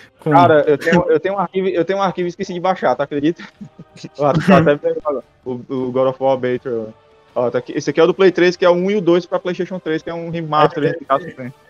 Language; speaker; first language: Portuguese; native; Portuguese